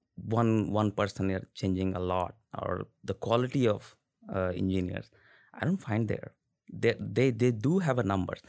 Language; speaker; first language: English; non-native, local second language; Hindi